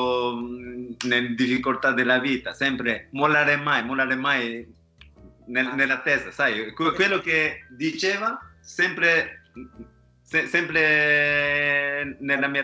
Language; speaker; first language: Italian; non-native, fluent; Japanese